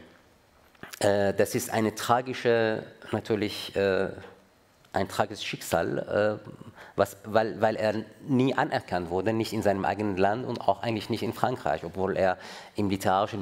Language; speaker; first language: German; non-native, fluent; Persian